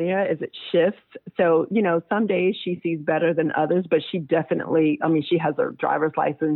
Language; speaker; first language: English; native; English